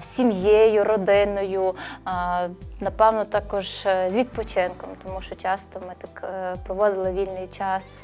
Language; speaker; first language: Ukrainian; native; Ukrainian